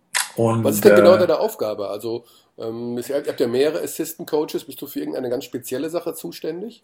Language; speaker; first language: German; native; German